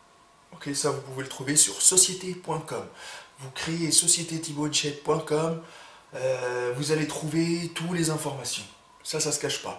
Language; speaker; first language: French; native; French